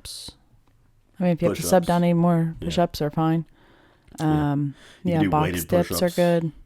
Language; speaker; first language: English; native; English